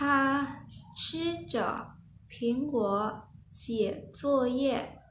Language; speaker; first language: Chinese; non-native, learner; Indonesian